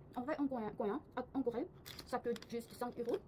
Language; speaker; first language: French; non-native, learner; Korean